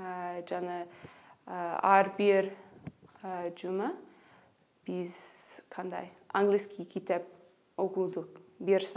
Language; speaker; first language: Kyrgyz; non-native, learner; English